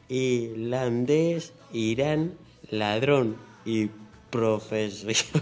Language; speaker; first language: Spanish; native; Spanish